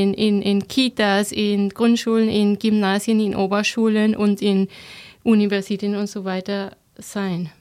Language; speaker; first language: German; non-native, fluent; Spanish